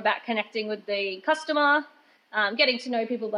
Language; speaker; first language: English; native; English